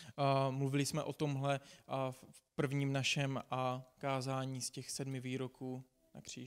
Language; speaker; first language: Czech; non-native, fluent; English